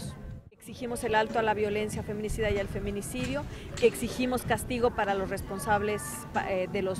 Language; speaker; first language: Spanish; native; Spanish